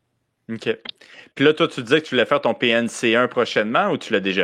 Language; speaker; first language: French; native; French